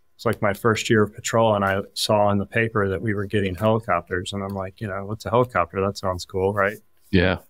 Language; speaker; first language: English; native; English